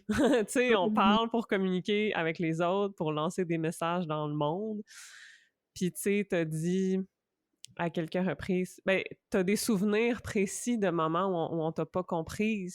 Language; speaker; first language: French; native; French